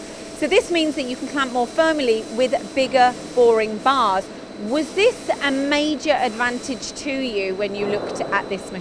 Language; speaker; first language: English; native; English